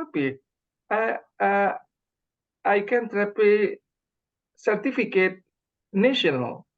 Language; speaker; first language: English; non-native, learner; Indonesian